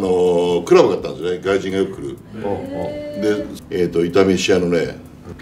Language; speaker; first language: Japanese; native; Japanese